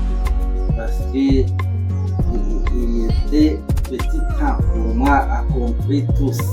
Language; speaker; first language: French; non-native, learner; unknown